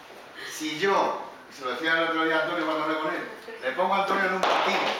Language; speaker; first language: Spanish; native; Spanish